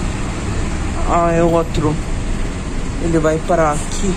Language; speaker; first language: Portuguese; non-native, fluent; Ukrainian